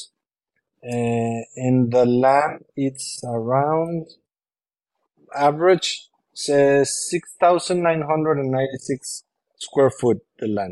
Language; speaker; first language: English; non-native, fluent; Spanish